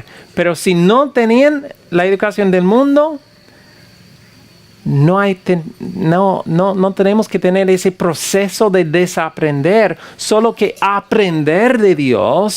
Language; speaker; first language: Spanish; non-native, fluent; English